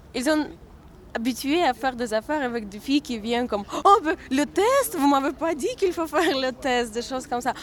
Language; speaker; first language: French; non-native, fluent; Russian